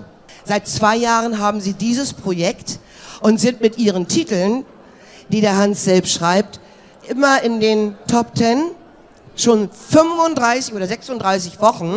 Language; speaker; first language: German; native; German